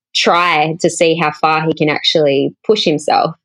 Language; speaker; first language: English; native; English